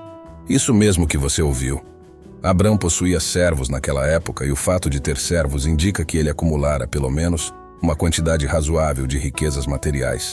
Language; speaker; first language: Portuguese; native; Portuguese